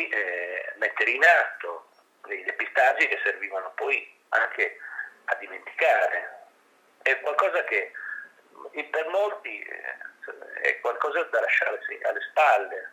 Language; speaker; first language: Italian; native; Italian